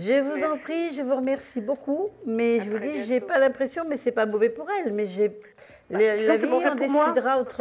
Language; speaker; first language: French; native; French